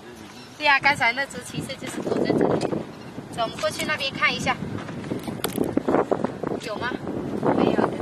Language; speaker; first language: Chinese; native; Chinese